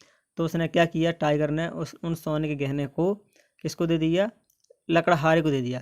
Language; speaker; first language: Hindi; native; Hindi